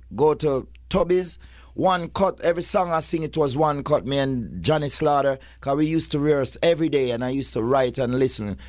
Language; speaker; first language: English; non-native, local second language; Jamaican Creole English